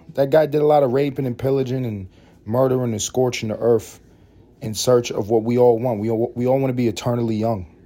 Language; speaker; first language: English; early bilingual, other home language; Spanish